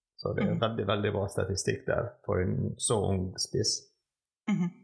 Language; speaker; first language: Norwegian; non-native, fluent; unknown